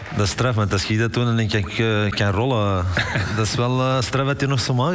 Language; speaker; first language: Dutch; native; Dutch